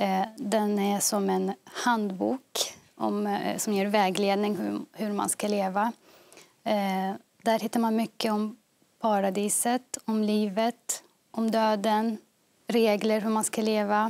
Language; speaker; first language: Swedish; early bilingual, other home language; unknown